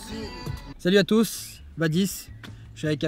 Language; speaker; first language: French; native; French